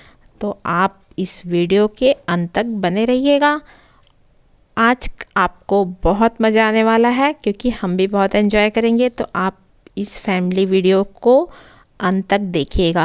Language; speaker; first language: Hindi; native; Hindi